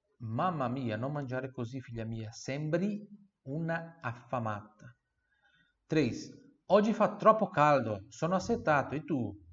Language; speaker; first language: Italian; non-native, fluent; Portuguese